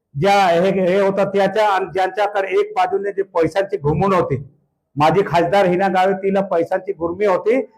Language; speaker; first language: Marathi; non-native, local second language; Bhili